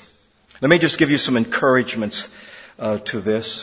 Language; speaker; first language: English; native; English